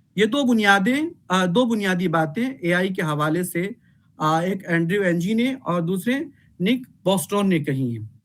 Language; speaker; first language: Urdu; native; Urdu